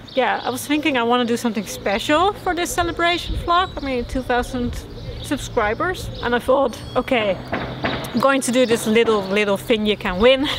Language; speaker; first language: English; non-native, fluent; Dutch